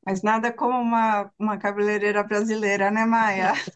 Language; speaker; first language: Portuguese; native; Portuguese